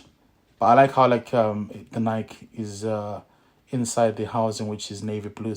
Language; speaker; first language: English; native; English